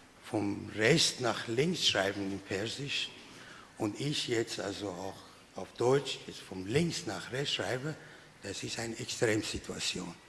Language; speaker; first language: German; non-native, fluent; Persian